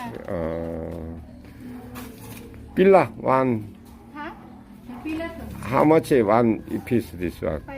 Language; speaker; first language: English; non-native, learner; Korean